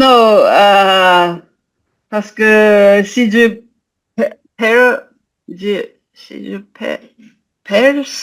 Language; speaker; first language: French; non-native, learner; Japanese